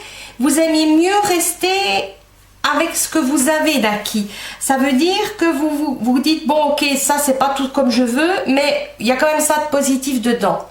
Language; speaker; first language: French; native; French